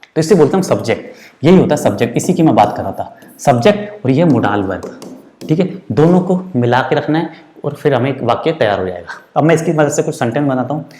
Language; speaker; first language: Hindi; native; Hindi